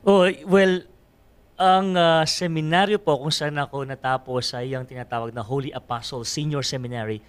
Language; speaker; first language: Filipino; non-native, local second language; Pampanga